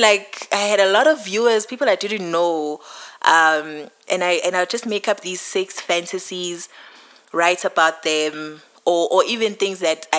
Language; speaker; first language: English; non-native, local second language; Zulu